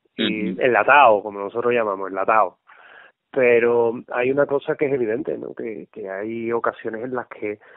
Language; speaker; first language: Spanish; native; Spanish